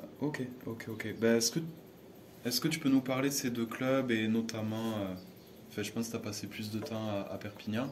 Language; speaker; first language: French; native; French